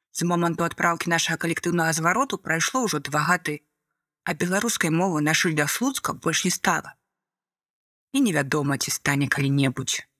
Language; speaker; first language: Belarusian; native; Belarusian